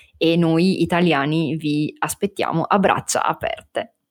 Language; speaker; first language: Italian; native; Italian